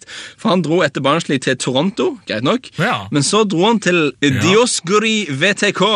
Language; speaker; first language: Norwegian; native; Norwegian